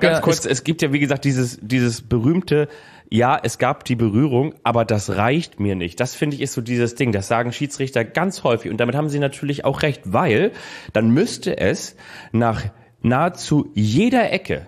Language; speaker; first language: German; native; German